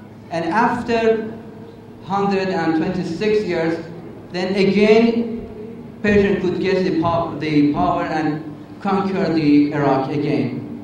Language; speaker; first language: English; non-native, fluent; Persian